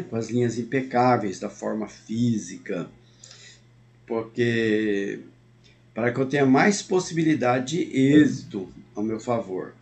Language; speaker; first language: Portuguese; native; Portuguese